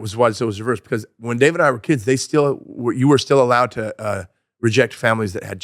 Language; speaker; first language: English; native; English